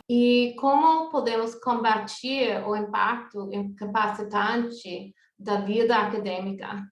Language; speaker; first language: Portuguese; non-native, fluent; English